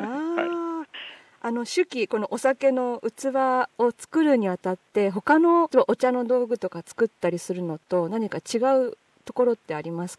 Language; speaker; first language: Japanese; native; Japanese